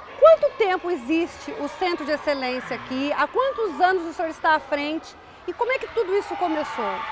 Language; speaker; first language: Portuguese; native; Portuguese